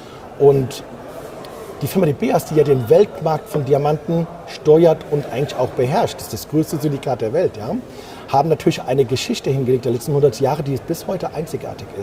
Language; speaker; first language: German; native; German